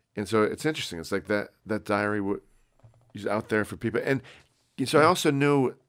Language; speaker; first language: English; native; English